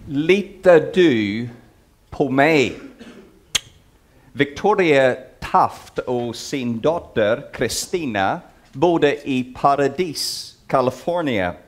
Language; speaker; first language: Swedish; non-native, fluent; English